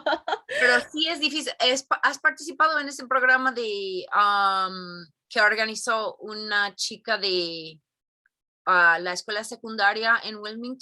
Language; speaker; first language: Spanish; non-native, fluent; English